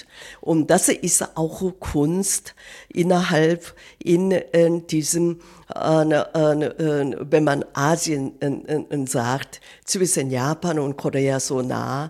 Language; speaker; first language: German; non-native, fluent; Korean